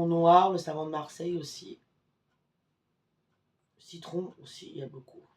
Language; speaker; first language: French; native; French